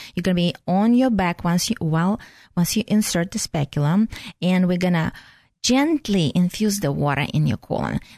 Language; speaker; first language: English; non-native, fluent; Russian